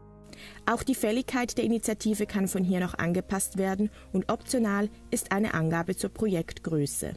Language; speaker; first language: German; native; German